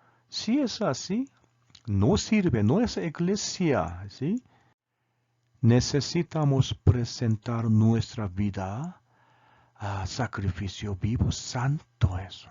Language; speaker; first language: Spanish; non-native, learner; Korean